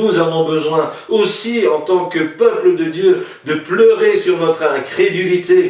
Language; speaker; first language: French; native; French